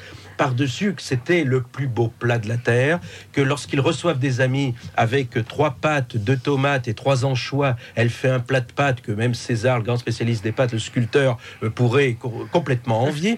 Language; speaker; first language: French; native; French